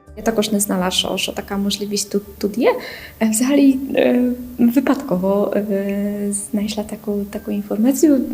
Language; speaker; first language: Ukrainian; non-native, learner; Polish